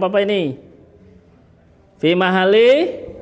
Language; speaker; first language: Arabic; non-native, fluent; Indonesian